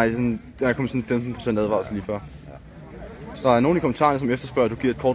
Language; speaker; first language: Danish; native; Danish